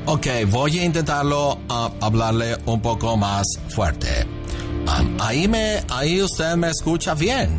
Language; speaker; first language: Spanish; non-native, fluent; English